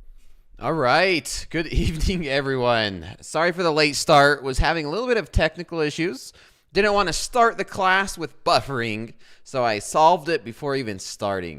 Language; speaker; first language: English; native; English